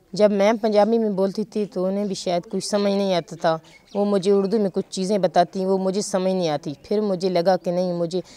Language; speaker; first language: Urdu; non-native, local second language; Punjabi